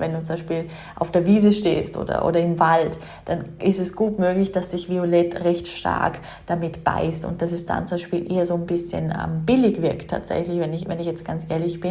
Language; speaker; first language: German; native; German